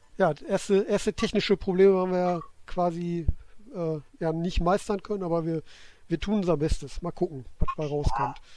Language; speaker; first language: German; native; German